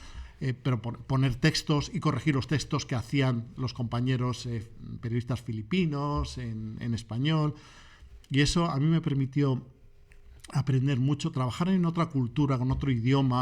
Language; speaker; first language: Spanish; native; Spanish